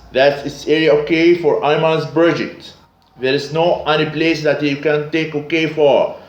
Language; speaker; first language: English; non-native, learner; Arabic